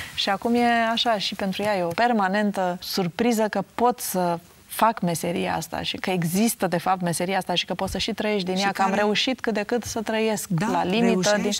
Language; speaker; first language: Romanian; native; Romanian